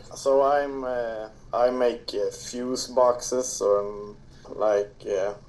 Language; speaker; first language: English; non-native, fluent; Swedish